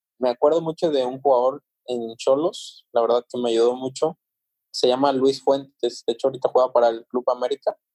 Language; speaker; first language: Spanish; native; Spanish